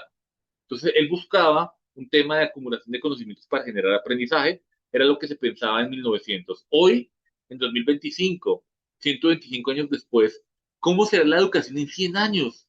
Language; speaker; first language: Spanish; native; Spanish